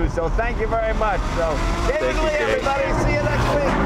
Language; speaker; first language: English; native; English